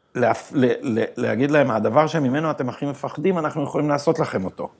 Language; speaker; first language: Hebrew; native; Hebrew